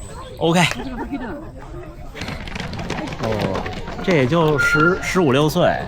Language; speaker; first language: Chinese; native; Chinese